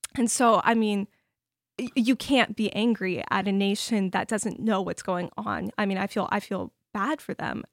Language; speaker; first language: English; early bilingual, other home language; Ukrainian